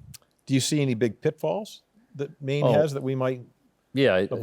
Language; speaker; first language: English; native; English